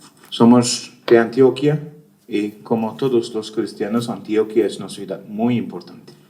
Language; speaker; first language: Spanish; non-native, fluent; Turkish